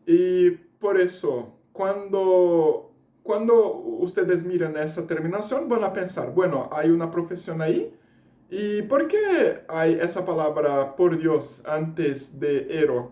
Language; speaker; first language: Spanish; non-native, fluent; Portuguese